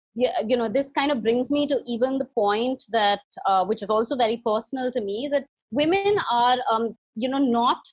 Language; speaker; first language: English; non-native, local second language; Hindi